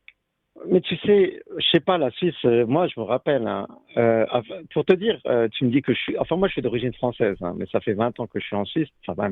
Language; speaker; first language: French; native; French